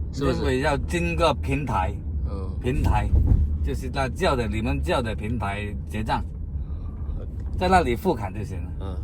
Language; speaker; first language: Chinese; native; Chinese